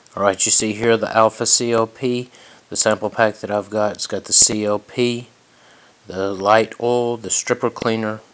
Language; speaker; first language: English; native; English